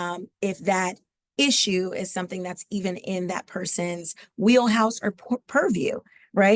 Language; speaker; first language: English; native; English